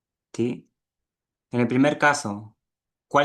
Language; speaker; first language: Spanish; native; Spanish